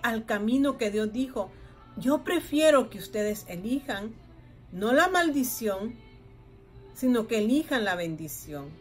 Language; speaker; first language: Spanish; native; Spanish